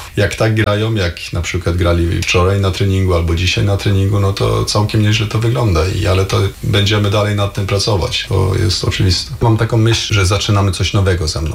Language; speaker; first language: Polish; non-native, fluent; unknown